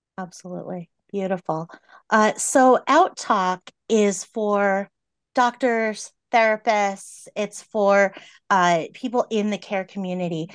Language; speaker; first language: English; native; English